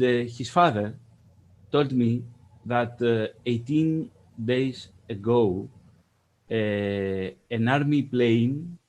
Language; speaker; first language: English; non-native, fluent; Greek